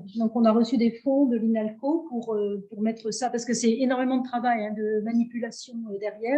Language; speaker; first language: French; native; French